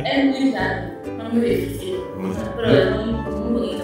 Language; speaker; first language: Spanish; early bilingual, other home language; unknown